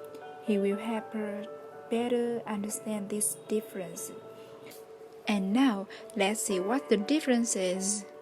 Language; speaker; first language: English; non-native, learner; Vietnamese